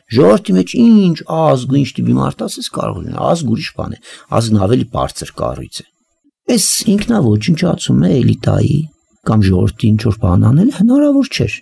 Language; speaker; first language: Armenian; native; Armenian